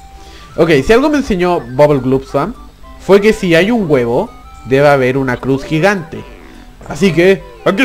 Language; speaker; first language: Spanish; native; Spanish